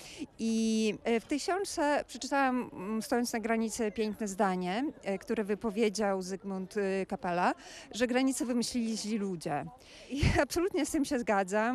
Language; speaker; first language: Polish; non-native, fluent; Ukrainian